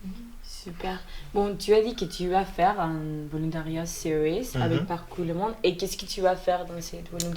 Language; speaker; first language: French; non-native, learner; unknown